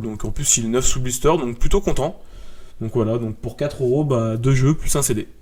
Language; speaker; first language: French; native; French